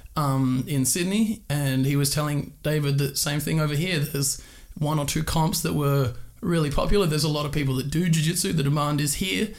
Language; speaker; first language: English; native; English